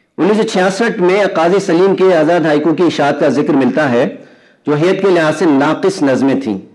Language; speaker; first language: Urdu; native; Urdu